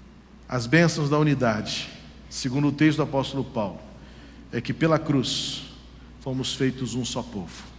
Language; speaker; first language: Portuguese; native; Portuguese